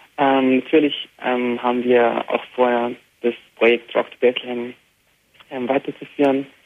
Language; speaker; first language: German; early bilingual, heritage; Arabic